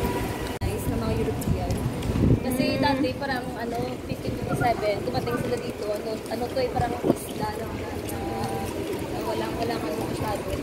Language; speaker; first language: Filipino; non-native, local second language; Cebuano